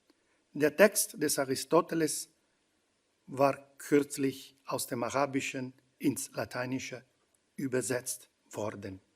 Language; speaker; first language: German; non-native, fluent; Italian